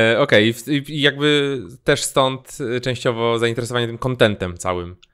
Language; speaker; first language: Polish; native; Polish